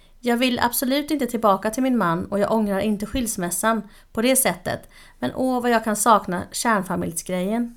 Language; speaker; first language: Swedish; native; Swedish